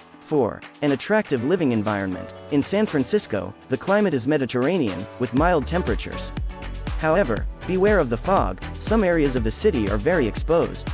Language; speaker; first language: English; non-native, learner; French